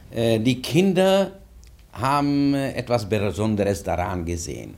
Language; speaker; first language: German; non-native, fluent; Czech